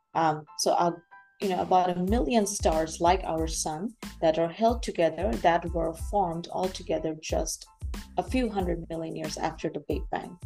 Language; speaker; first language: English; non-native, local second language; Bangla